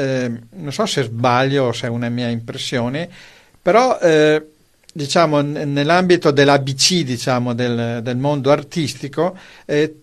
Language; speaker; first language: Italian; native; Italian